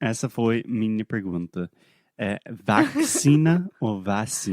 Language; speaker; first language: Portuguese; non-native, fluent; English